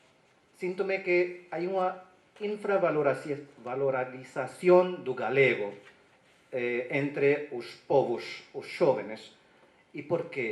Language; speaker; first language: Galician; non-native, learner; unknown